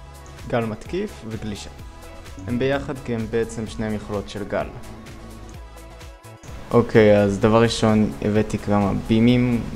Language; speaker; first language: Hebrew; native; Hebrew